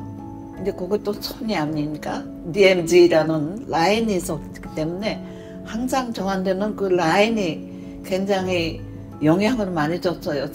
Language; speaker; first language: Korean; early bilingual, heritage; Korean